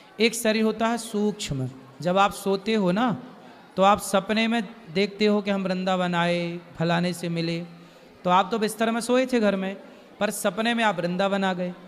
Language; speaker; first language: Hindi; native; Hindi